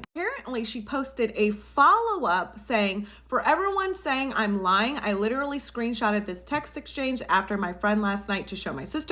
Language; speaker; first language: English; native; English